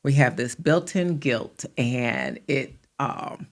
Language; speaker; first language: English; native; English